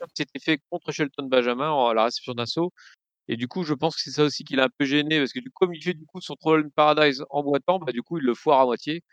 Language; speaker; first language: French; native; French